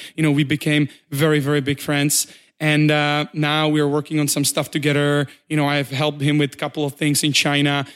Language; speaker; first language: English; non-native, fluent; Czech